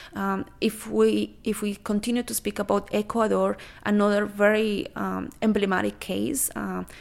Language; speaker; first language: English; non-native, fluent; Spanish